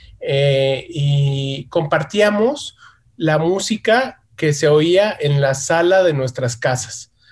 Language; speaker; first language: Spanish; native; Spanish